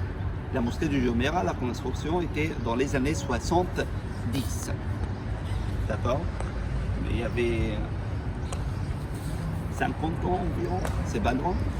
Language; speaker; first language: French; non-native, fluent; Arabic